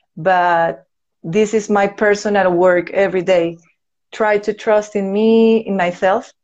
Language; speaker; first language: English; non-native, learner; Spanish